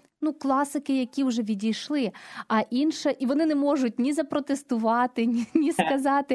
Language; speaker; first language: Ukrainian; native; Ukrainian